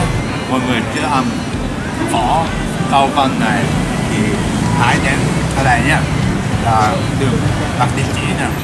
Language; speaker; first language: Vietnamese; non-native, learner; Japanese